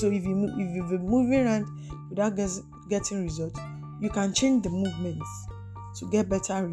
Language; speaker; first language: English; non-native, local second language; Yoruba